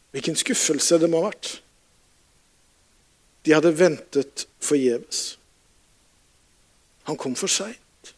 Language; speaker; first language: Norwegian; native; Norwegian